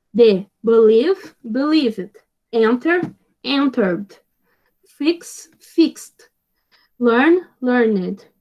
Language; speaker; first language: English; non-native, fluent; Portuguese